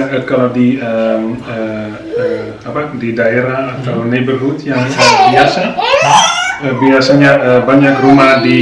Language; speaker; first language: Indonesian; non-native, fluent; Dutch